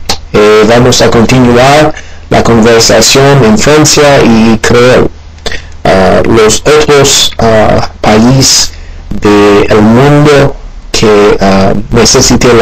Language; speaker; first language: Spanish; non-native, learner; Haitian Creole